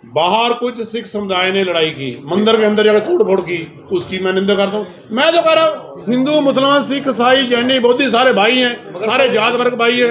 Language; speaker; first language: Hindi; non-native, local second language; Punjabi